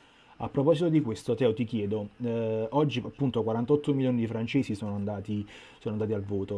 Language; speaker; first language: Italian; native; Italian